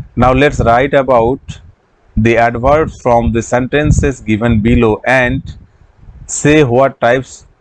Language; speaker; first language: English; non-native, local second language; Assamese